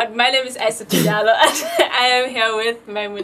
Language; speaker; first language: English; non-native, local second language; Wolof